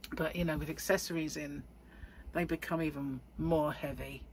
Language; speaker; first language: English; native; English